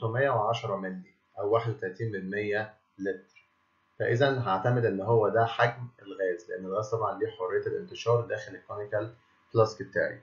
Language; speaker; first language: Arabic; native; Arabic